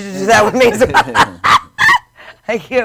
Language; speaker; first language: English; native; English